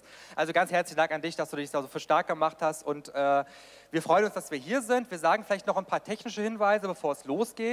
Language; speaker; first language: German; native; German